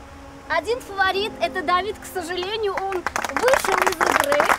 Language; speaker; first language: Russian; non-native, fluent; Armenian